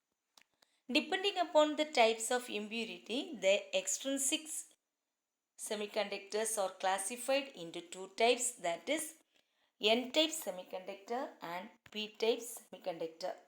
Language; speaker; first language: English; non-native, local second language; Tamil